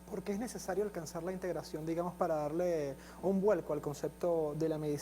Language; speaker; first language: Spanish; native; Spanish